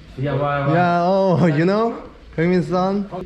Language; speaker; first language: English; non-native, learner; Korean